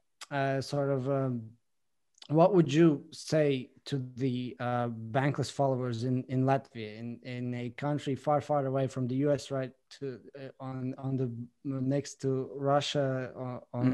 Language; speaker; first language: English; non-native, fluent; Latvian